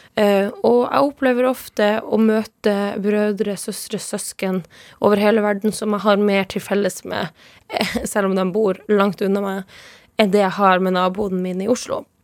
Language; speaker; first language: Norwegian; non-native, local second language; Northern Sami